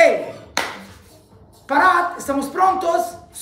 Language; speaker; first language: Spanish; non-native, fluent; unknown